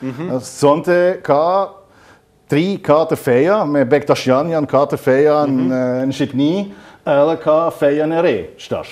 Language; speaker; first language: Albanian; non-native, learner; German